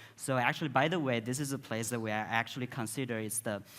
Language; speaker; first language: English; non-native, fluent; Chinese